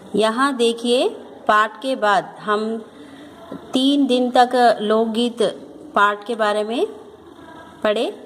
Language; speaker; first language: Hindi; non-native, local second language; Telugu